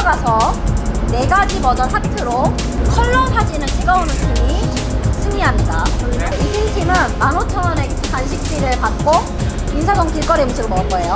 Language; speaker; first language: Korean; non-native, fluent; Arabic